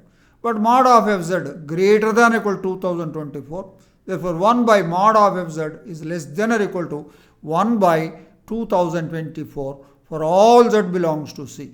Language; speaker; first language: English; non-native, local second language; Telugu